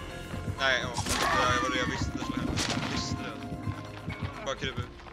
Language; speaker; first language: Swedish; native; Swedish